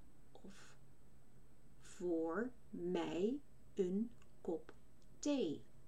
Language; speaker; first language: Dutch; native; Dutch